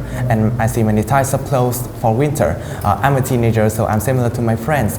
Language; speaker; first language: English; non-native, fluent; Vietnamese